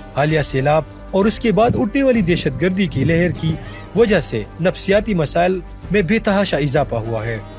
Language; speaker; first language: Urdu; non-native, local second language; Pashto